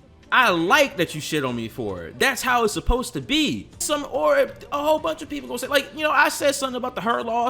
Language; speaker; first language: English; native; English